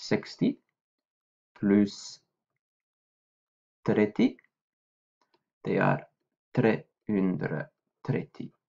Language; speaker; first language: Norwegian; non-native, fluent; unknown